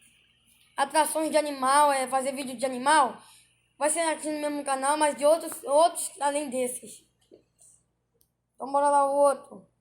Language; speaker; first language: Portuguese; native; Portuguese